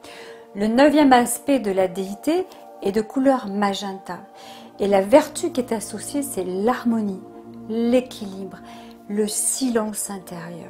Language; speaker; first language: French; native; French